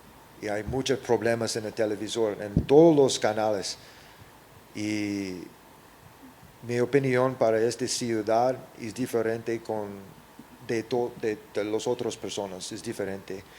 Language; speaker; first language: Spanish; early bilingual, heritage; English